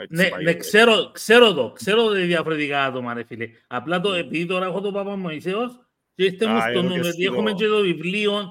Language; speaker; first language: Greek; native; Greek